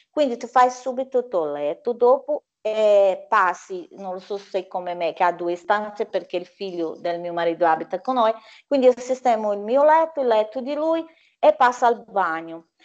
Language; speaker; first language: Italian; non-native, fluent; Portuguese